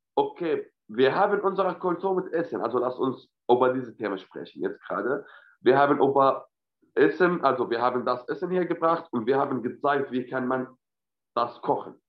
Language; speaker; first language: German; non-native, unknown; Arabic